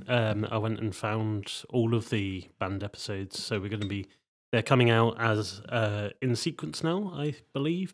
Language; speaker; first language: English; native; English